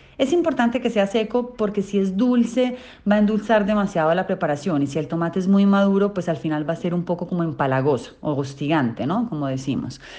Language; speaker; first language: Spanish; non-native, fluent; Italian